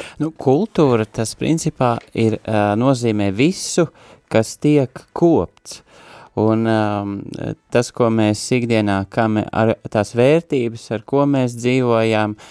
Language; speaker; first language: Latvian; native; Latvian